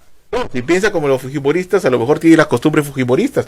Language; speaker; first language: Spanish; native; Spanish